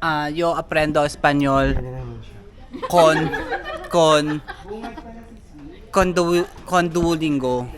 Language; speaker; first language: Spanish; non-native, learner; Filipino